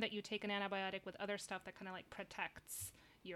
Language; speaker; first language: English; non-native, fluent; Romanian